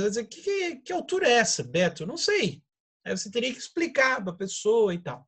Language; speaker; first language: Portuguese; native; Portuguese